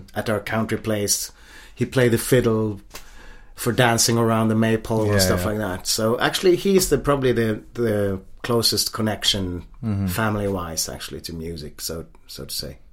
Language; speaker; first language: English; non-native, fluent; Swedish